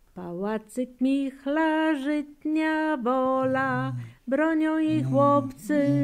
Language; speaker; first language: Polish; native; Polish